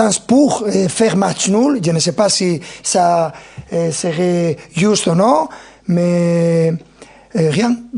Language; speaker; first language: French; non-native, fluent; Spanish